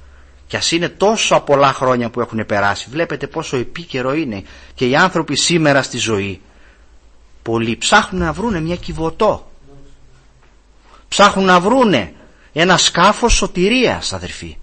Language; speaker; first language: Greek; native; Greek